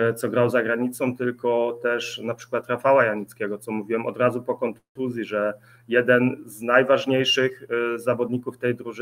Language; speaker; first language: Polish; early bilingual, heritage; Polish